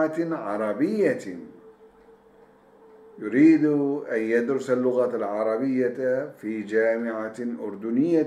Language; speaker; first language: Arabic; non-native, fluent; Turkish